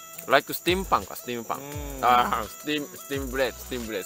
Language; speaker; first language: English; non-native, learner; Japanese